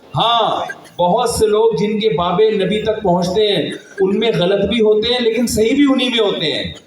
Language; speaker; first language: Urdu; native; Urdu